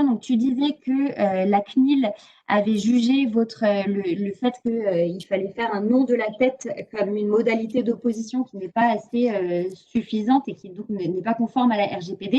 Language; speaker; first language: French; native; French